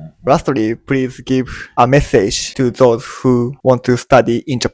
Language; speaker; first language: English; non-native, learner; Japanese